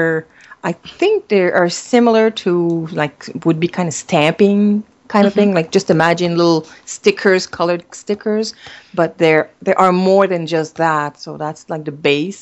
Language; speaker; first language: English; non-native, fluent; French